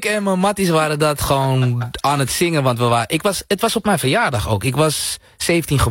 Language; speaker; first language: Dutch; native; Dutch